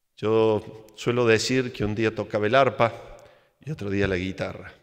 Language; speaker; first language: Spanish; native; Spanish